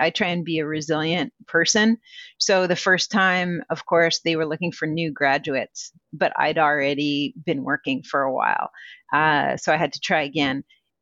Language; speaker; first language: English; native; English